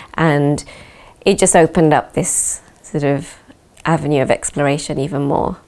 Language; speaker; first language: English; native; English